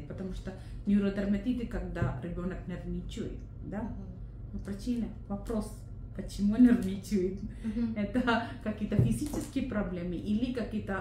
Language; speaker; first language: Russian; non-native, learner; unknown